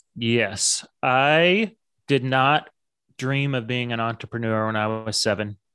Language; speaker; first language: English; native; English